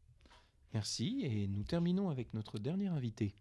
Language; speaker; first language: French; native; French